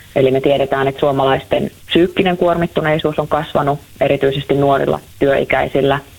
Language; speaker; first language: Finnish; native; Finnish